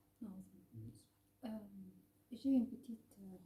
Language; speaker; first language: French; non-native, learner; Arabic